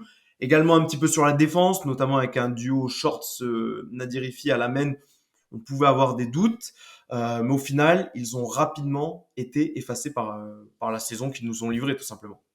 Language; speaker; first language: French; native; French